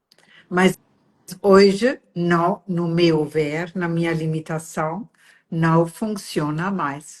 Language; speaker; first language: Portuguese; non-native, fluent; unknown